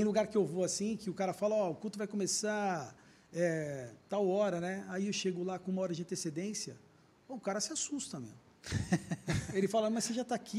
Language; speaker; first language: Portuguese; native; Portuguese